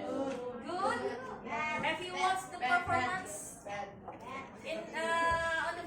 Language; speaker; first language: English; non-native, learner; Indonesian